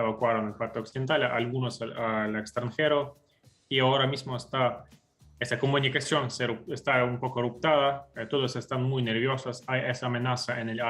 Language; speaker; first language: Spanish; non-native, fluent; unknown